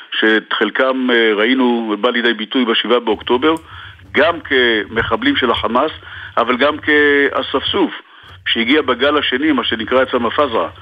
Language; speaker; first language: Hebrew; native; Hebrew